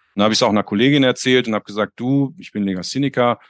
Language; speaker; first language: German; native; German